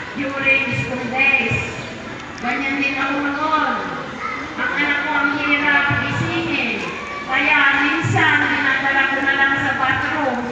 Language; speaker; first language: Filipino; native; Filipino